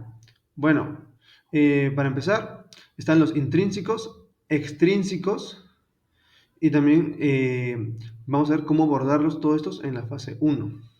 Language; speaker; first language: Spanish; native; Spanish